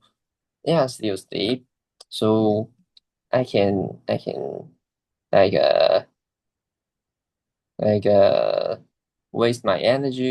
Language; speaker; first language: English; non-native, learner; Chinese